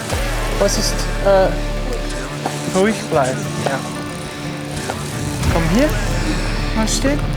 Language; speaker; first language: German; non-native, learner; Dutch